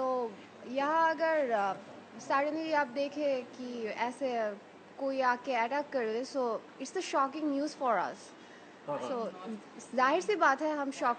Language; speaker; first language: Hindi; non-native, learner; Bangla